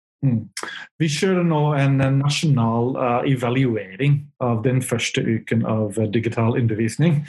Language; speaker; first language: Norwegian; non-native, fluent; English